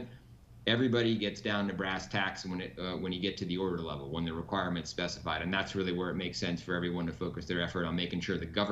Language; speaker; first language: English; native; English